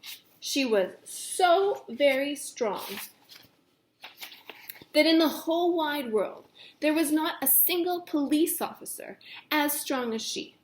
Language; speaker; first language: English; native; English